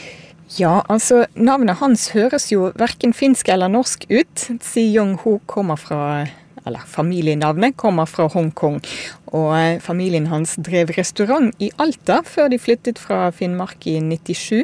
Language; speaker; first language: Norwegian; native; Norwegian